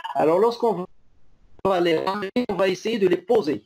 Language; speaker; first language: French; non-native, local second language; Arabic